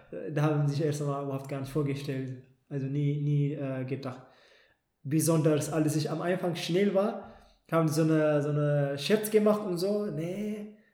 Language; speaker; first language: German; non-native, fluent; Amharic